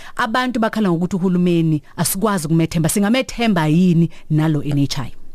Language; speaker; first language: Zulu; native; Zulu